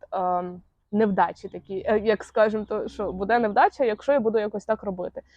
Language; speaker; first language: Ukrainian; non-native, local second language; Russian